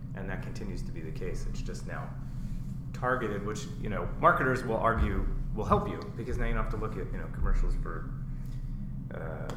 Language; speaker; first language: English; native; English